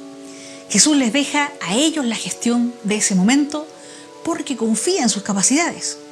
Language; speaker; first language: Spanish; native; Spanish